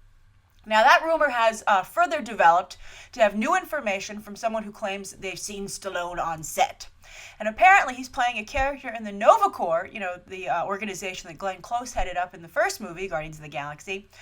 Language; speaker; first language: English; native; English